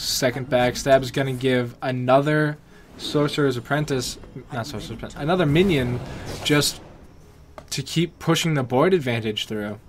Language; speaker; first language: English; native; English